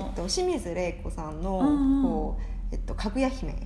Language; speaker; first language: Japanese; non-native, fluent; Korean